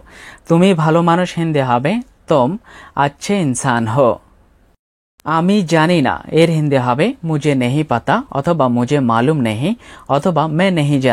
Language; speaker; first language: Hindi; non-native, fluent; Bangla